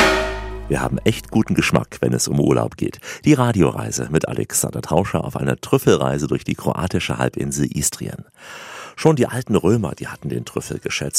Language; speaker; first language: German; native; German